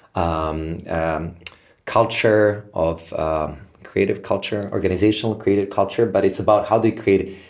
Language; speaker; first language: English; non-native, fluent; Serbian